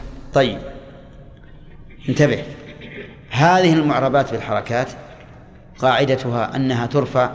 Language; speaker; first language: Arabic; native; Arabic